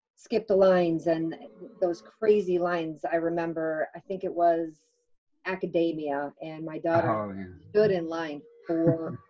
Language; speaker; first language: English; native; English